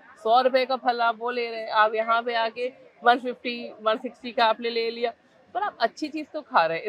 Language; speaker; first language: Hindi; native; Hindi